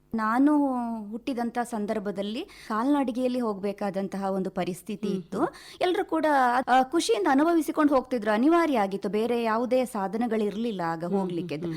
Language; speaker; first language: Kannada; non-native, local second language; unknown